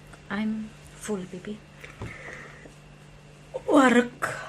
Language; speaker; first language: English; non-native, learner; Indonesian